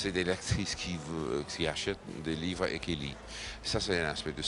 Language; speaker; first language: French; non-native, fluent; English